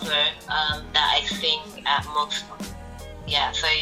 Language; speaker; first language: English; non-native, fluent; Portuguese